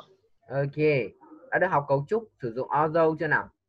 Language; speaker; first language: Vietnamese; native; Vietnamese